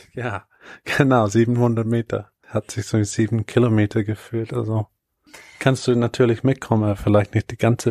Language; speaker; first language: German; non-native, fluent; Bulgarian